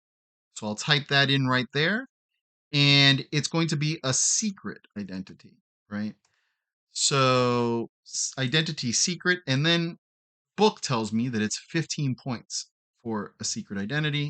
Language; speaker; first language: English; native; English